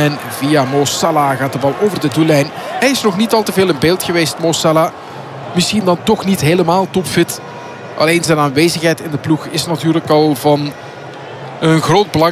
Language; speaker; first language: Dutch; native; Dutch